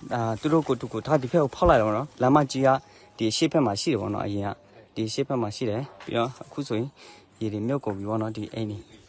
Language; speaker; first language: Burmese; non-native, local second language; Western Kayah